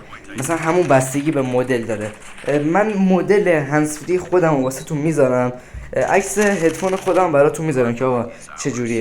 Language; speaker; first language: Persian; native; Persian